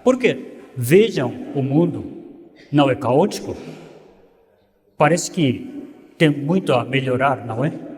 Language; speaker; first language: Portuguese; non-native, fluent; Japanese